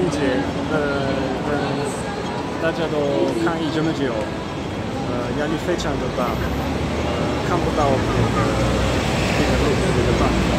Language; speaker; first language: Chinese; non-native, learner; Italian